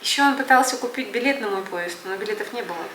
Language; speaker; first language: Russian; native; Russian